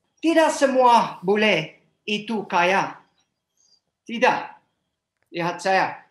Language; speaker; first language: Indonesian; non-native, learner; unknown